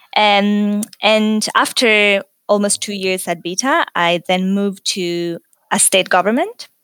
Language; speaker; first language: English; non-native, fluent; Italian